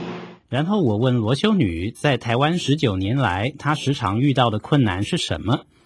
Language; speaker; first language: Chinese; native; Chinese